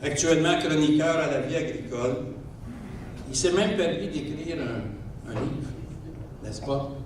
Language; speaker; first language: French; native; French